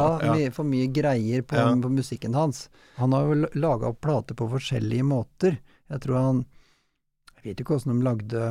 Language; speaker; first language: Norwegian; native; Norwegian